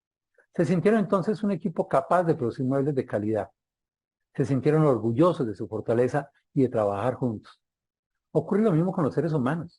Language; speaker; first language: Spanish; native; Spanish